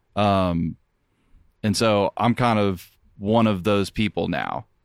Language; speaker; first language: English; native; English